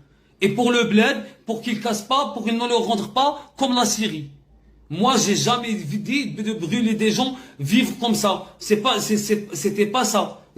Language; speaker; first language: French; non-native, learner; Arabic